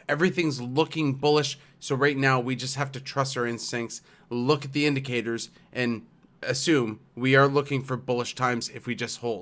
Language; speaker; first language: English; native; English